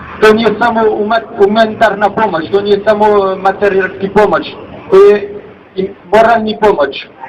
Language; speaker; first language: Bosnian; non-native, fluent; French